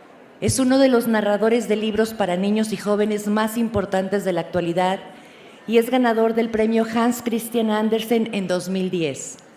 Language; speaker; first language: Spanish; native; Spanish